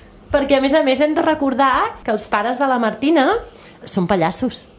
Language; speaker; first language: Catalan; native; Catalan